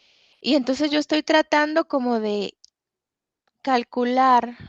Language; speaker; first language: Spanish; native; Spanish